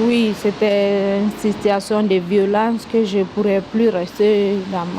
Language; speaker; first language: French; non-native, local second language; Mandingo